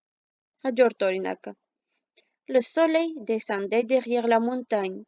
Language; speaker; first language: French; non-native, fluent; Armenian